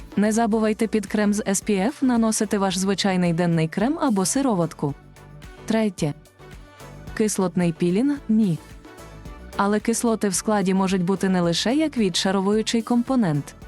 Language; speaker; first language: Ukrainian; native; Ukrainian